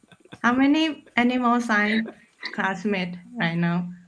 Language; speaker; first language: English; non-native, fluent; Thai